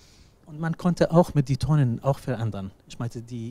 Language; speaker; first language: German; non-native, learner; Arabic